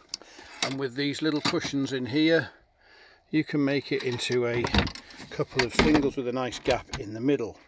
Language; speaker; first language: English; native; English